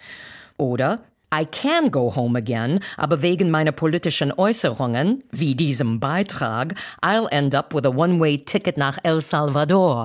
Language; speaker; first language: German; non-native, fluent; English